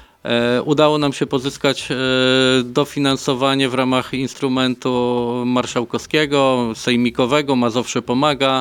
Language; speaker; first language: Polish; native; Polish